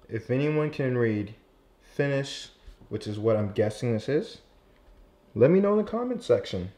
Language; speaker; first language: English; native; English